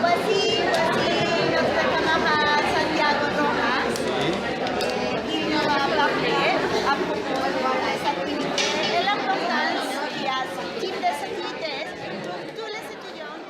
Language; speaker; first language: French; non-native, learner; Spanish